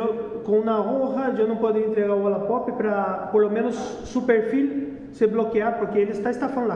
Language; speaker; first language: Spanish; non-native, fluent; Portuguese